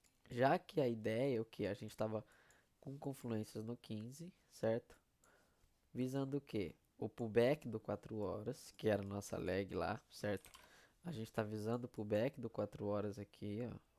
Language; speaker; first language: Portuguese; native; Portuguese